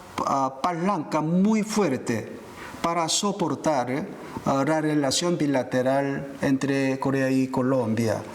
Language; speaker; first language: Spanish; non-native, fluent; Korean